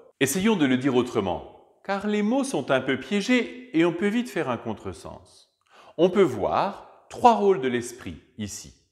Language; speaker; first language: French; native; French